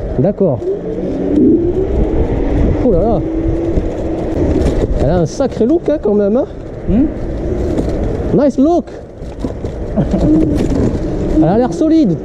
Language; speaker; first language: French; native; French